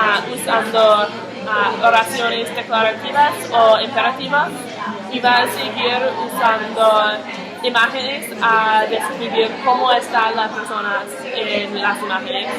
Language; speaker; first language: Spanish; non-native, learner; English